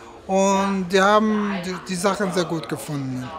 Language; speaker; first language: German; non-native, fluent; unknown